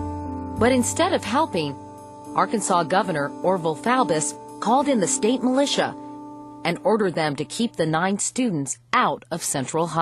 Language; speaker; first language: English; native; English